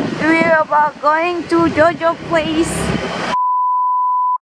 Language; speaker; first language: English; non-native, fluent; Indonesian